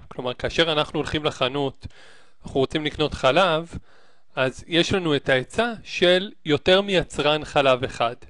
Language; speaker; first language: Hebrew; native; Hebrew